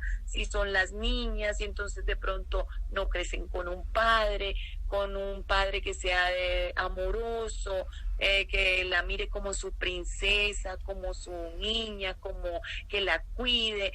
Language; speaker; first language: Spanish; native; Spanish